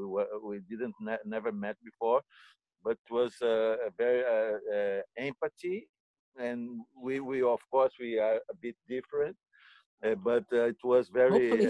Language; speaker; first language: English; non-native, learner; Portuguese